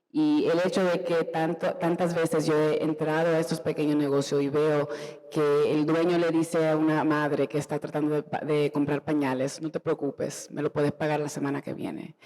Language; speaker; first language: Spanish; early bilingual, heritage; Spanish